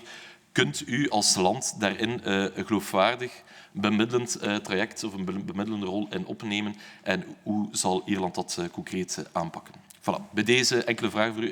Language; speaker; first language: Dutch; native; Dutch